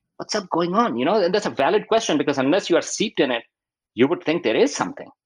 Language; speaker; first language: English; non-native, local second language; Urdu